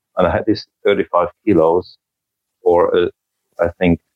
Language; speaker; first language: English; non-native, fluent; German